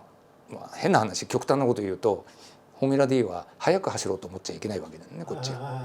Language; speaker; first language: Japanese; native; Japanese